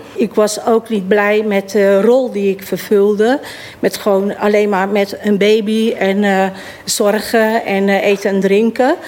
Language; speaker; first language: Dutch; native; Dutch